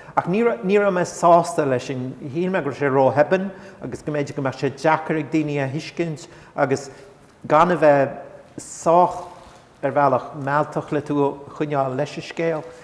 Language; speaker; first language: Irish; non-native, local second language; English